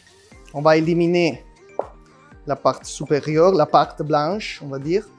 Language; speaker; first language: French; non-native, learner; Italian